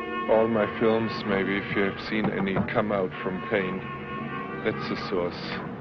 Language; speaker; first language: English; non-native, fluent; German